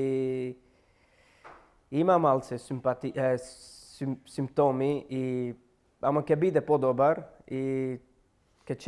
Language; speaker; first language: Macedonian; non-native, learner; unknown